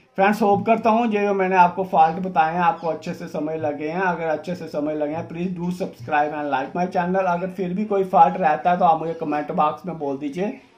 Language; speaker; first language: Hindi; non-native, local second language; Dogri